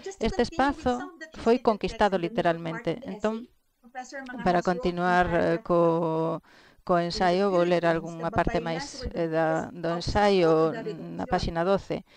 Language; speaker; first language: Galician; non-native, fluent; Filipino